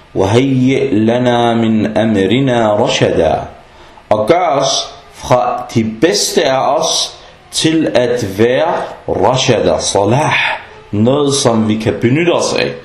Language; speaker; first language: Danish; non-native, fluent; Arabic